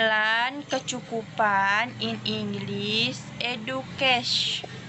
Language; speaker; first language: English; non-native, learner; Indonesian